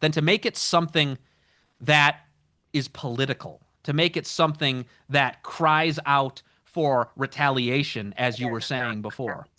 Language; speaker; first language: English; native; English